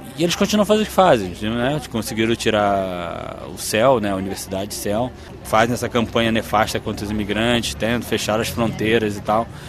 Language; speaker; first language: Portuguese; native; Portuguese